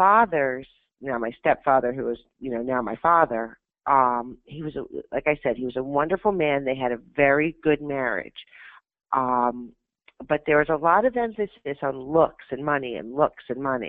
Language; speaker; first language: English; native; English